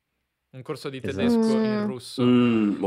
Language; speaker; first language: Italian; native; Italian